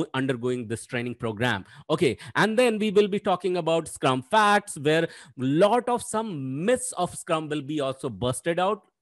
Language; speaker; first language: English; non-native, local second language; Hindi